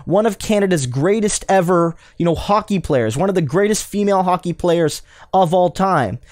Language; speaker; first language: English; native; English